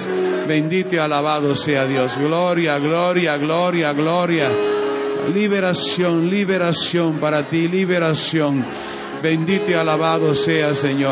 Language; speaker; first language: Spanish; native; Spanish